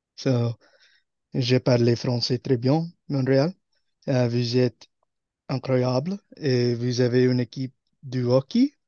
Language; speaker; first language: French; non-native, learner; English